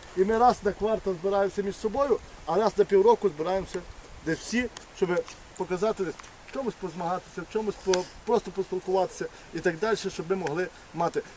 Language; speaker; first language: Ukrainian; native; Ukrainian